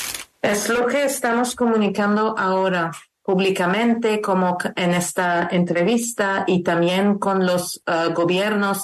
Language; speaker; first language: Spanish; non-native, learner; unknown